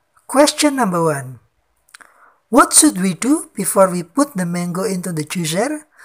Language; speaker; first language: English; non-native, fluent; Indonesian